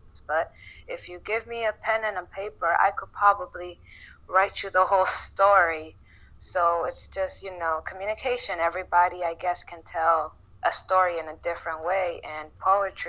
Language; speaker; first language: English; non-native, fluent; Spanish